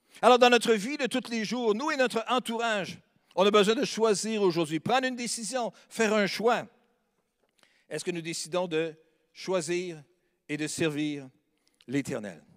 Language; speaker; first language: French; native; French